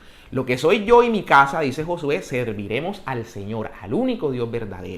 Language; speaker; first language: Spanish; native; Spanish